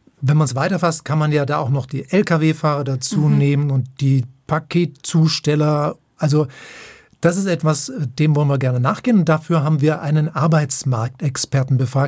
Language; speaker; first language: German; native; German